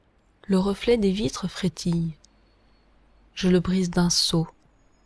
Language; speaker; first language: French; native; French